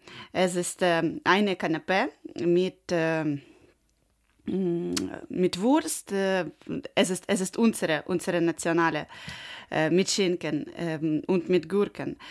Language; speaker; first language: German; non-native, learner; Ukrainian